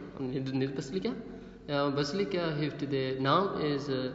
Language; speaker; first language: Dutch; non-native, learner; Malayalam